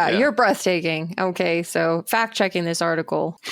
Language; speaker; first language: English; native; English